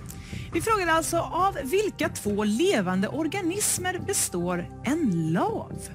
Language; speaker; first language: Swedish; native; Swedish